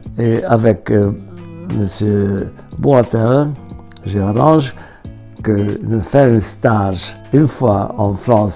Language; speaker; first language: French; non-native, fluent; Hungarian